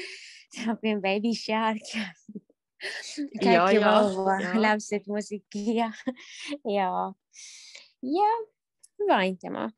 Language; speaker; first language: Finnish; non-native, learner; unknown